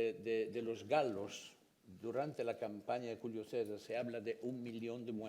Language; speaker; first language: Spanish; non-native, fluent; Italian